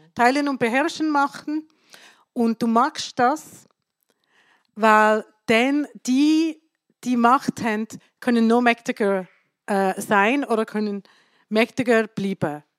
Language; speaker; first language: German; non-native, fluent; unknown